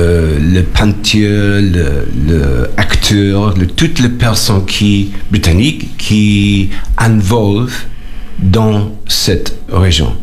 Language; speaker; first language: French; non-native, learner; English